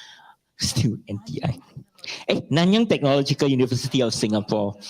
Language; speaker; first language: English; non-native, local second language; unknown